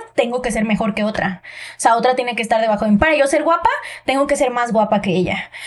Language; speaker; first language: Spanish; native; Spanish